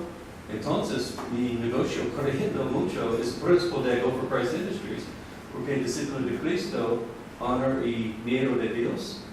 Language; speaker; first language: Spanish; non-native, learner; English